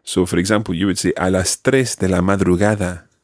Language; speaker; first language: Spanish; non-native, fluent; English